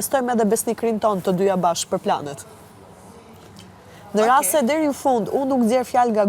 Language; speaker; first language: Albanian; native; Albanian